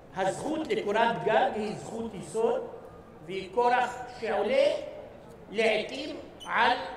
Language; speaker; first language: Hebrew; non-native, local second language; Arabic